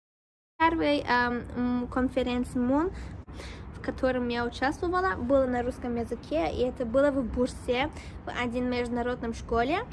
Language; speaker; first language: Russian; non-native, learner; Turkish